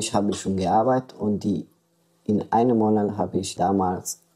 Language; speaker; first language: German; non-native, learner; Romanian